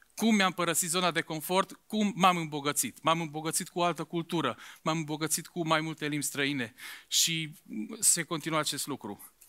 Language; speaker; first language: Romanian; non-native, local second language; Hungarian